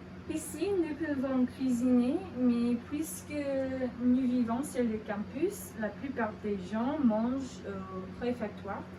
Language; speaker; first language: French; non-native, learner; English